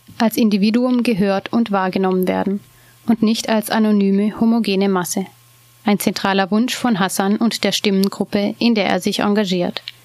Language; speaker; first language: German; native; German